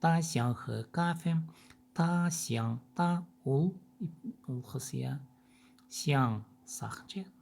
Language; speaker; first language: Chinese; non-native, learner; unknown